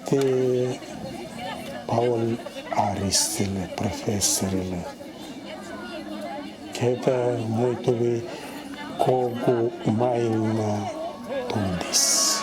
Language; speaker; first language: Estonian; non-native, fluent; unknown